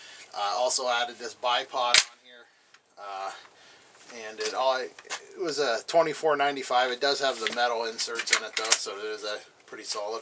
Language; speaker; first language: English; native; English